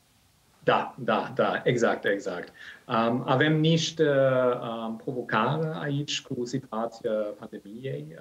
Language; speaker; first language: Romanian; non-native, learner; German